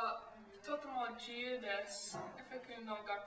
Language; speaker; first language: Japanese; non-native, learner; English